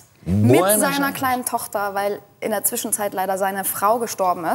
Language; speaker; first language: German; native; German